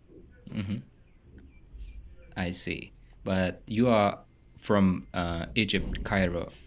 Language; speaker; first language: English; non-native, fluent; Tajik